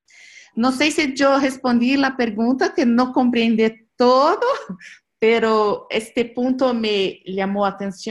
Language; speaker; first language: Spanish; non-native, learner; Portuguese